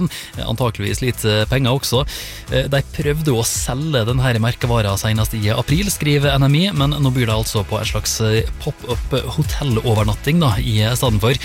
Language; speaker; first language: Norwegian; native; Norwegian